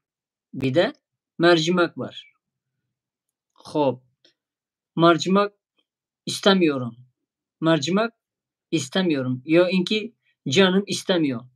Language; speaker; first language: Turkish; non-native, fluent; Tajik